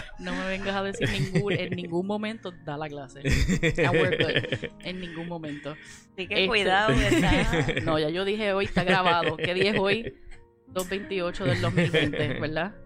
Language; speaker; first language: Spanish; native; Spanish